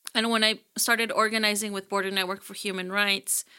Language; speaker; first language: English; early bilingual, other home language; Spanish